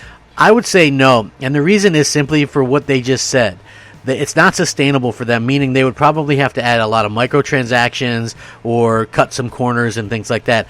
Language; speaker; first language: English; native; English